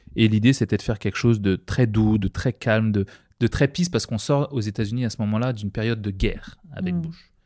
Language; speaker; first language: French; native; French